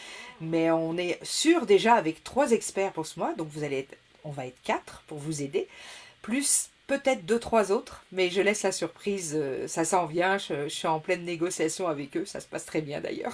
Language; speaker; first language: French; native; French